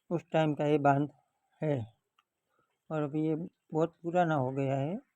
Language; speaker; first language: Hindi; non-native, local second language; Gujarati